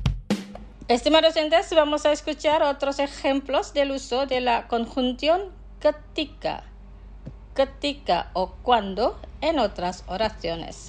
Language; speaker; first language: Spanish; non-native, fluent; Indonesian